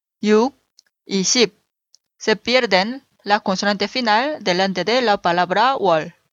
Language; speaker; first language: Spanish; non-native, fluent; Korean